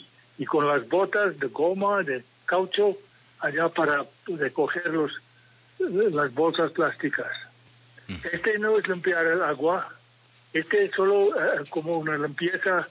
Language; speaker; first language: Spanish; non-native, fluent; English